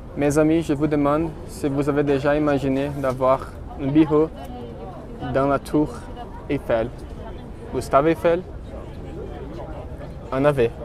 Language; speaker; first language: French; non-native, fluent; Portuguese